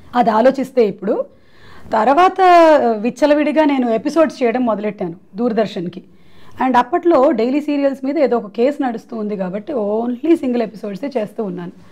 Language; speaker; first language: Telugu; non-native, local second language; Malayalam